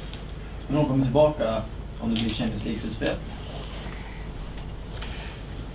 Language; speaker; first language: Swedish; native; Swedish